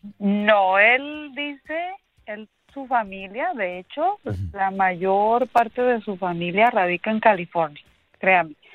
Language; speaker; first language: Spanish; native; Spanish